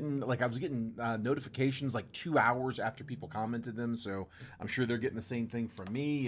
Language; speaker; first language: English; native; English